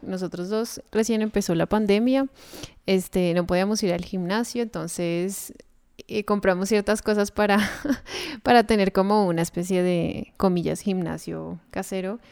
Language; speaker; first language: Spanish; native; Spanish